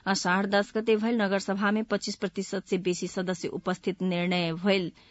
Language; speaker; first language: Bhojpuri; native; Bhojpuri